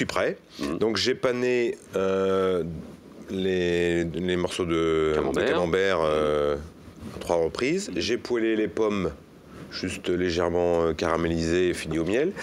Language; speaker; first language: French; native; French